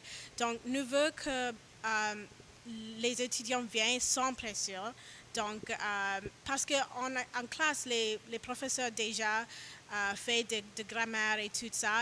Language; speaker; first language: French; non-native, learner; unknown